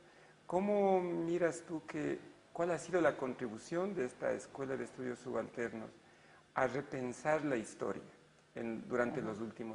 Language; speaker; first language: Spanish; native; Spanish